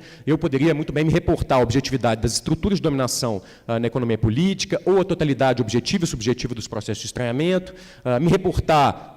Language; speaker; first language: Portuguese; native; Portuguese